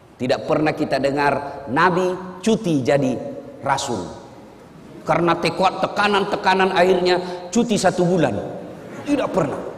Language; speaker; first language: Indonesian; non-native, local second language; Buginese